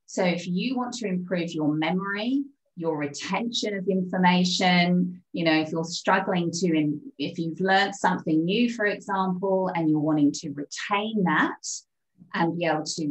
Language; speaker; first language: English; native; English